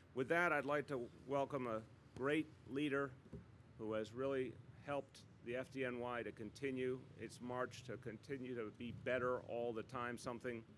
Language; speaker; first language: English; native; English